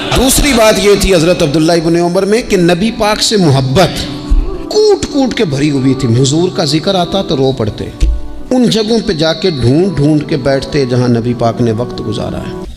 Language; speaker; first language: Urdu; non-native, local second language; Punjabi